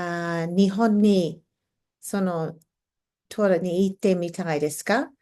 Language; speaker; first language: Japanese; non-native, fluent; English